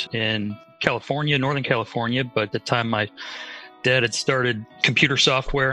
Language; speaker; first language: English; native; English